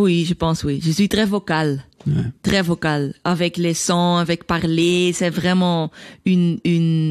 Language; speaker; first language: French; non-native, learner; Dutch